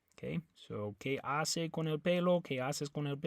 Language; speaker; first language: Spanish; non-native, fluent; English